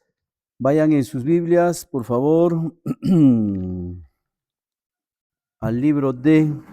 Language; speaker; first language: Spanish; native; Spanish